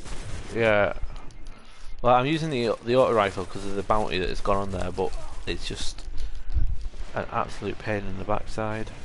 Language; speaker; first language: English; native; English